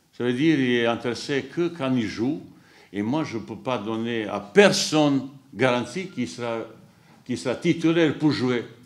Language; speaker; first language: French; non-native, fluent; Bosnian